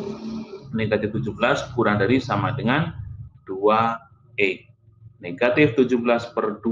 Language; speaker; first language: Indonesian; native; Indonesian